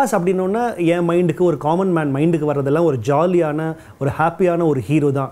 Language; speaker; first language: Tamil; native; Tamil